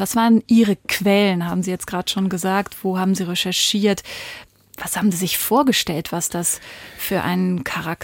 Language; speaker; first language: German; native; German